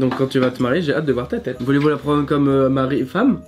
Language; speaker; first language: French; native; French